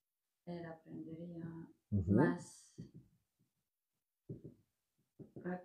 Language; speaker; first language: Spanish; non-native, learner; French